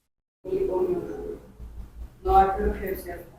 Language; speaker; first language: Russian; non-native, local second language; Kyrgyz